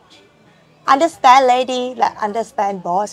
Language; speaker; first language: English; non-native, learner; Thai